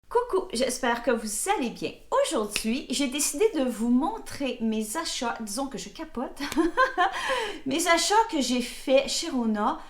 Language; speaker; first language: French; native; French